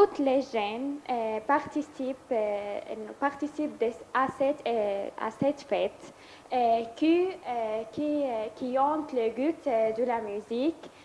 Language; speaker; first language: French; non-native, learner; Arabic